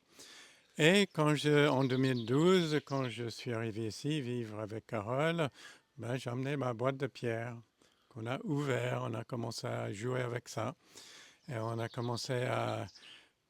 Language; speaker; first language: French; non-native, fluent; English